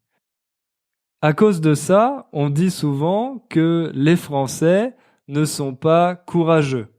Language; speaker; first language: French; native; French